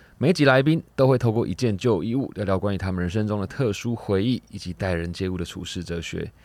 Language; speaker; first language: Chinese; native; Chinese